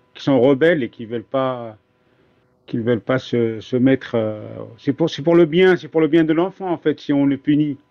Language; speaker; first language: French; non-native, local second language; Arabic